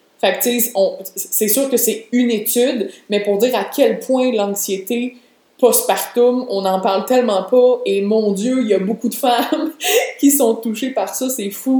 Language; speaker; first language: French; native; French